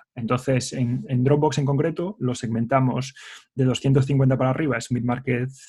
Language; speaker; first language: Spanish; native; Spanish